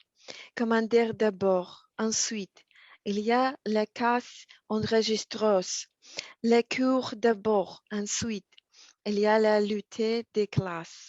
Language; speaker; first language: French; non-native, learner; Russian